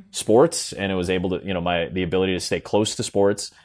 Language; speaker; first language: English; native; English